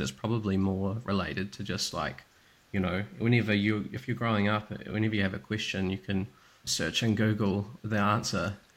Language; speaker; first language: English; native; English